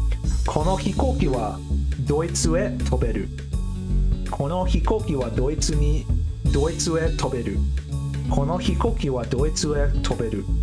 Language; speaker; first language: Japanese; non-native, learner; English